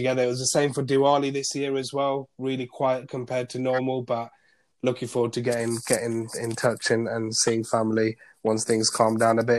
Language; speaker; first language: English; non-native, local second language; Gujarati